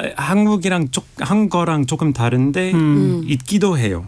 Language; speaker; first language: Korean; non-native, fluent; French